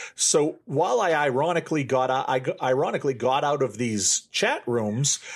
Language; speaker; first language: English; native; English